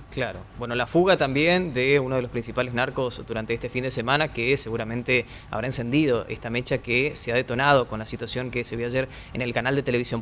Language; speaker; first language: Spanish; native; Spanish